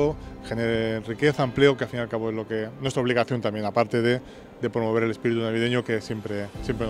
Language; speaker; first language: Spanish; native; Spanish